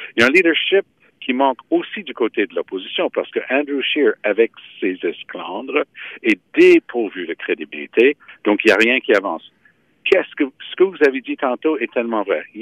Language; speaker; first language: French; native; French